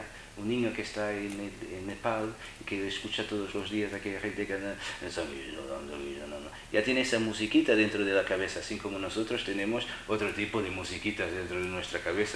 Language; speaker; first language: Spanish; non-native, fluent; Portuguese